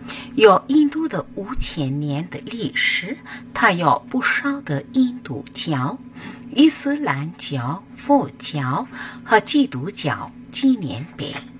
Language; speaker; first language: Chinese; non-native, learner; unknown